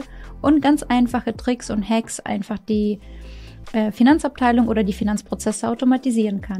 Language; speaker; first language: German; non-native, fluent; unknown